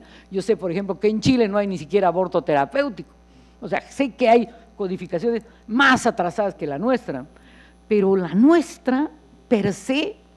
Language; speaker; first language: Spanish; native; Spanish